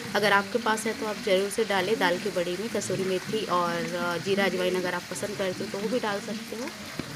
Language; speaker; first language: Hindi; native; Hindi